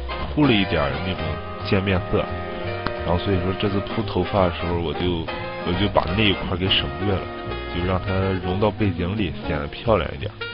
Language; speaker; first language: Chinese; native; Chinese